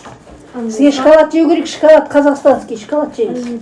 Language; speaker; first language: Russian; non-native, local second language; Kazakh